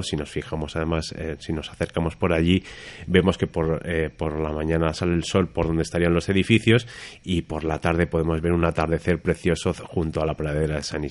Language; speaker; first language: Spanish; native; Spanish